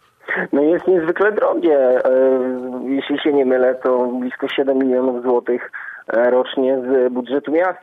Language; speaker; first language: Polish; native; Polish